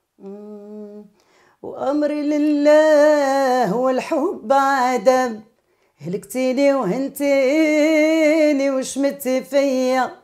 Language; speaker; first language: Arabic; native; Arabic